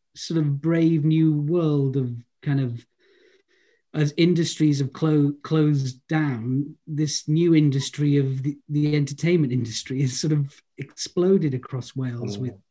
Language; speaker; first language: English; native; English